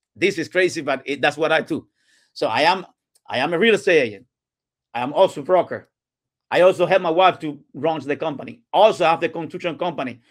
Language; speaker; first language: English; non-native, learner; Spanish